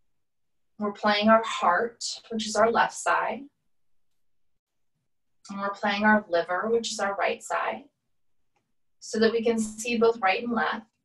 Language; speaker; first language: English; native; English